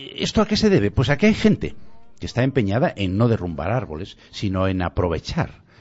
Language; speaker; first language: Spanish; non-native, local second language; Galician